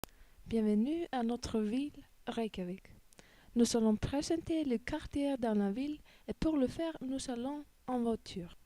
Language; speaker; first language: French; non-native, learner; Icelandic